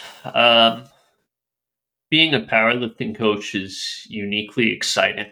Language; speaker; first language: English; native; English